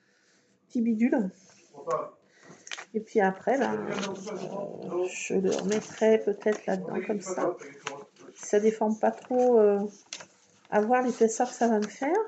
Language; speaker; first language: French; native; French